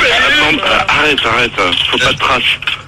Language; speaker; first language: French; native; French